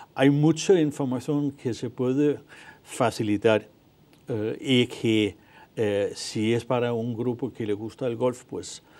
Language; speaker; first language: Spanish; non-native, fluent; Danish